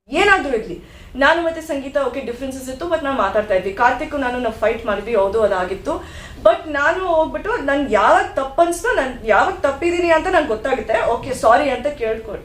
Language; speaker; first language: Kannada; non-native, learner; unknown